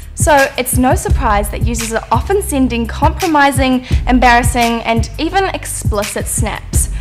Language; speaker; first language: English; native; English